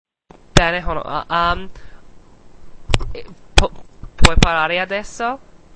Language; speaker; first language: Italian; non-native, learner; English